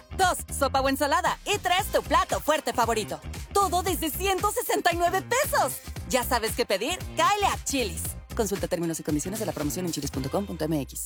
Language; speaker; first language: Spanish; native; Spanish